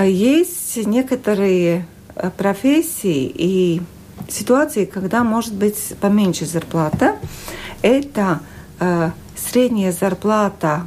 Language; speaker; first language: Russian; non-native, local second language; Latvian